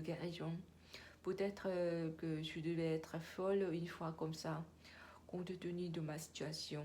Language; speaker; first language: French; non-native, learner; Korean